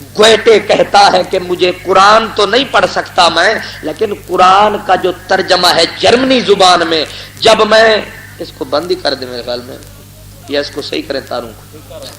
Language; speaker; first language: Urdu; non-native, local second language; Punjabi